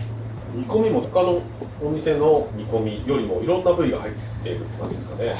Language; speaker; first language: Japanese; native; Japanese